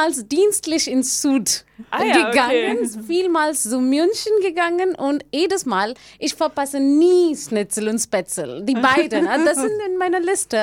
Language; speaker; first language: German; non-native, fluent; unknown